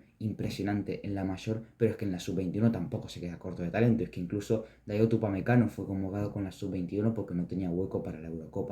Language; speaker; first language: Spanish; native; Spanish